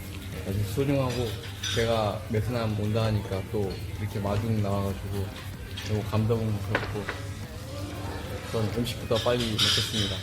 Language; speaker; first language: Korean; early bilingual, other home language; Vietnamese